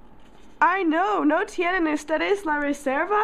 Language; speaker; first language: Spanish; non-native, learner; English